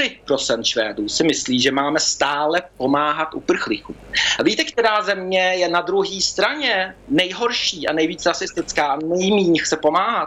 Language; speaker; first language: Czech; early bilingual, heritage; Czech